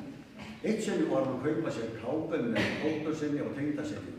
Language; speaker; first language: Icelandic; native; Icelandic